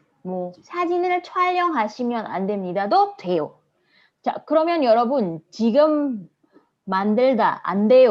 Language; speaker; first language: Korean; non-native, fluent; Indonesian